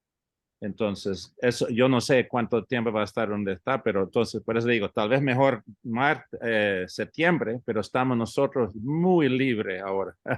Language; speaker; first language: Spanish; early bilingual, heritage; English